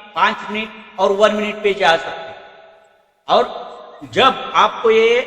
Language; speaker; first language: Hindi; non-native, local second language; Marathi